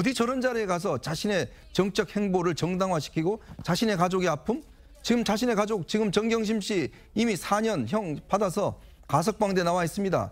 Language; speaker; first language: Korean; native; Korean